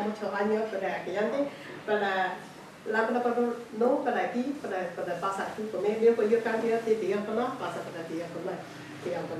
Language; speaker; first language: Spanish; non-native, learner; Chinese